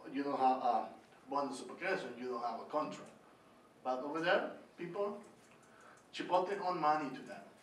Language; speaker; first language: English; non-native, learner; Spanish